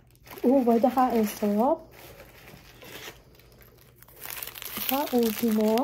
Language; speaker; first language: Spanish; early bilingual, heritage; Spanish